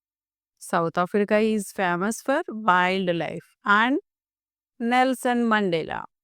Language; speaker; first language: English; non-native, local second language; Telugu